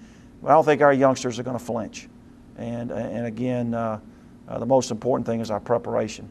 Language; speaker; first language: English; native; English